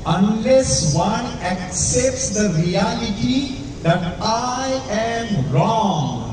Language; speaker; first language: English; non-native, local second language; Marathi